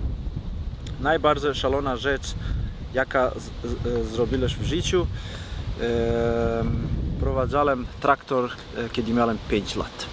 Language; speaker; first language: Polish; non-native, learner; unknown